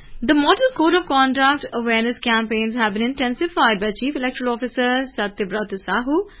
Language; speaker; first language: English; non-native, local second language; Hindi